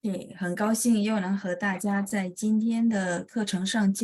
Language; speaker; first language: Chinese; non-native, fluent; Indonesian